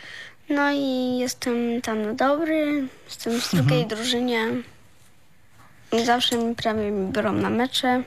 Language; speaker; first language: Polish; early bilingual, heritage; Polish